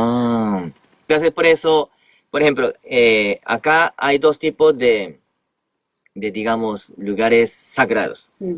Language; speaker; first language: Spanish; non-native, fluent; Japanese